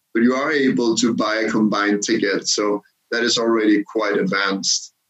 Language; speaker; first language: English; non-native, fluent; Danish